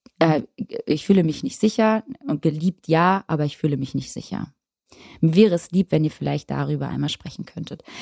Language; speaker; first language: German; early bilingual, other home language; Albanian